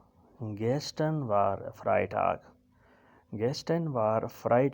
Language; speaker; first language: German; non-native, learner; Urdu